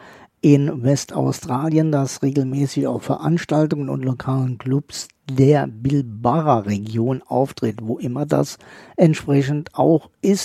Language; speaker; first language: German; native; German